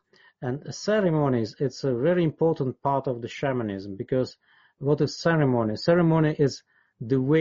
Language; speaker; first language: English; non-native, fluent; Russian